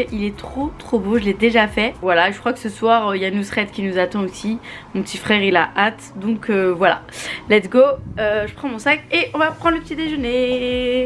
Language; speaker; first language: French; native; French